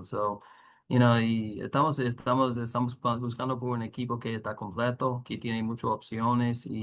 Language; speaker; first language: Spanish; non-native, learner; English